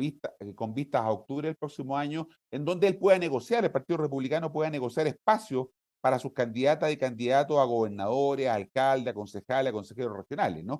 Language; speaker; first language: Spanish; native; Spanish